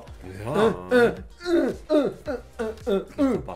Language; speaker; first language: Spanish; non-native, learner; Korean